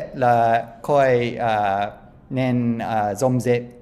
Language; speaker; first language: Vietnamese; non-native, learner; English